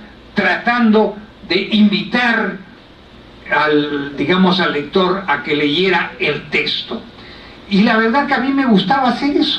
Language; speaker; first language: Spanish; native; Spanish